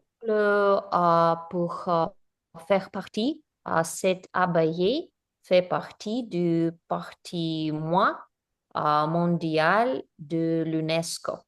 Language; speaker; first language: French; non-native, learner; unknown